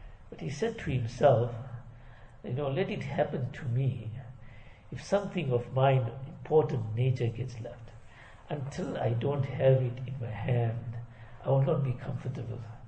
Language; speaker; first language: English; native; English